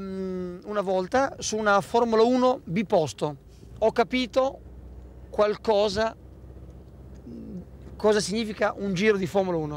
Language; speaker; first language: Italian; native; Italian